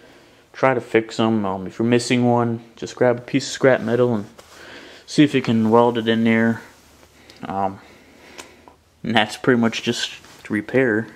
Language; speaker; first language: English; native; English